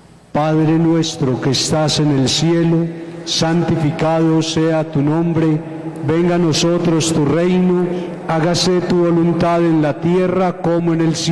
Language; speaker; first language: Spanish; native; Spanish